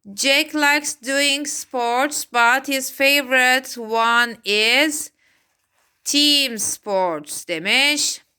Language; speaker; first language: English; non-native, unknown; Turkish